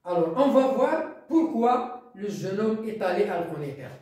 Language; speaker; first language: French; non-native, local second language; Arabic